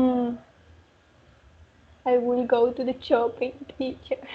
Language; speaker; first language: English; non-native, learner; Spanish